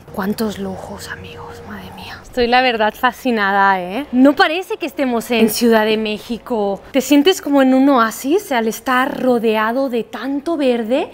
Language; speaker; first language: Spanish; native; Spanish